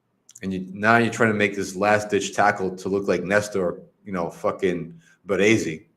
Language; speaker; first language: English; native; English